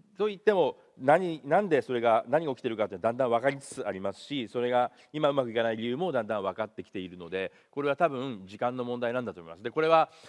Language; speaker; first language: Japanese; native; Japanese